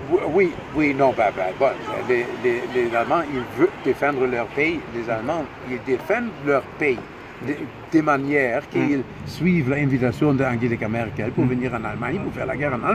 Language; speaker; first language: French; non-native, fluent; German